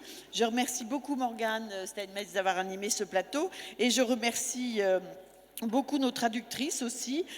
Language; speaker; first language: French; native; French